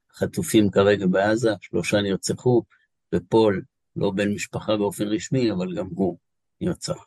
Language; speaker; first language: Hebrew; native; Hebrew